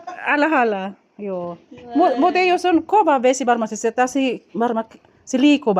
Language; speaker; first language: Finnish; non-native, learner; Filipino